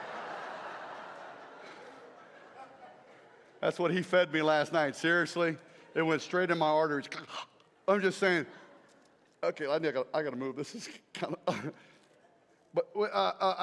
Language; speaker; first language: English; native; English